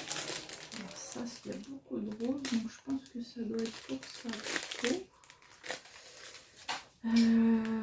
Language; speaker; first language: French; native; French